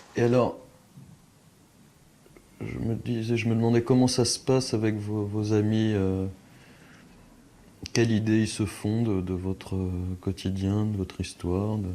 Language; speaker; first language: French; native; French